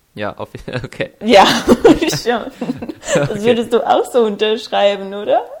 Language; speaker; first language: German; non-native, fluent; Spanish